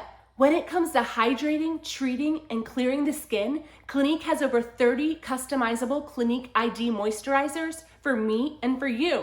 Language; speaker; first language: English; native; English